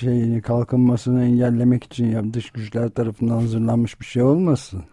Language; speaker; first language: Turkish; native; Turkish